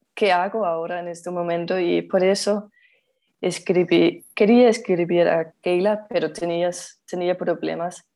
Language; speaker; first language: Spanish; non-native, fluent; Danish